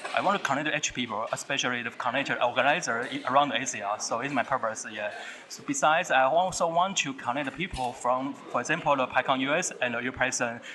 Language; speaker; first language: English; non-native, fluent; Chinese